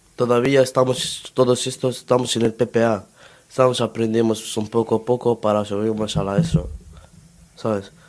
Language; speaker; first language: Spanish; non-native, learner; Arabic